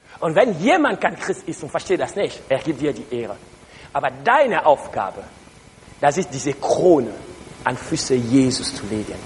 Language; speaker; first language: German; non-native, learner; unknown